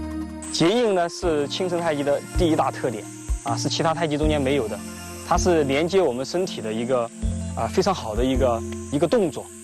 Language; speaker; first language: Chinese; native; Chinese